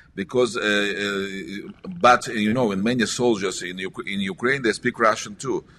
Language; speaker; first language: English; non-native, learner; Russian